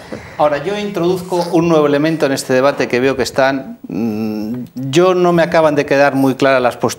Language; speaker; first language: Spanish; native; Spanish